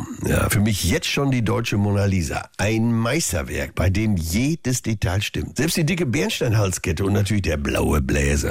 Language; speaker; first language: German; native; German